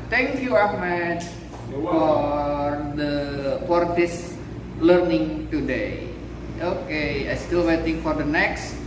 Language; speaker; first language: English; non-native, learner; Indonesian